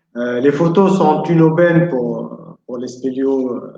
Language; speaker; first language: French; non-native, local second language; Arabic